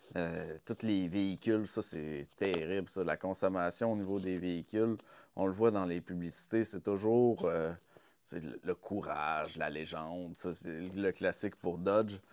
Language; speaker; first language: French; native; French